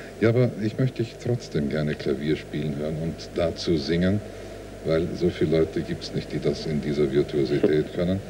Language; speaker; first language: German; native; German